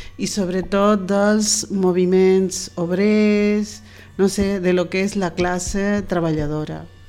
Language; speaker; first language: Catalan; non-native, fluent; Spanish